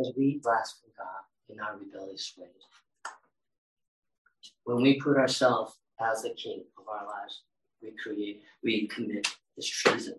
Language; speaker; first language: English; early bilingual, other home language; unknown